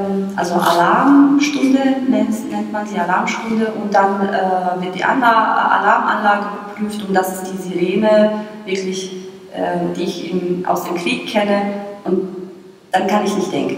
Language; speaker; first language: German; non-native, fluent; Bosnian